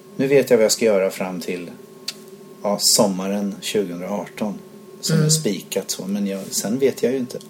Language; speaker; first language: Swedish; native; Swedish